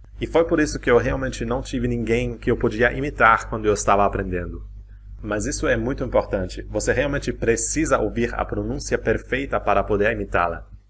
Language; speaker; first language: Portuguese; non-native, fluent; German